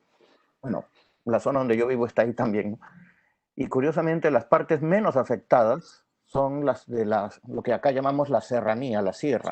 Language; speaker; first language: Spanish; native; Spanish